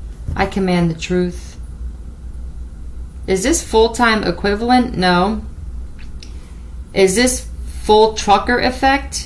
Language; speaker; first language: English; native; English